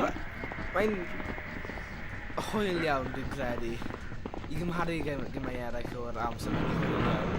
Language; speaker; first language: Welsh; non-native, local second language; English